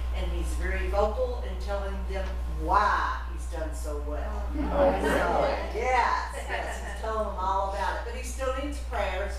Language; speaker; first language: English; native; English